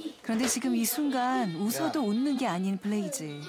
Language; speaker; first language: Korean; native; Korean